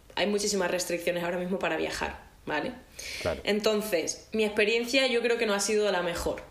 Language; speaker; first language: Spanish; native; Spanish